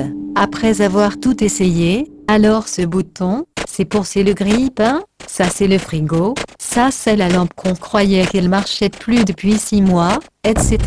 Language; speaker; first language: French; native; French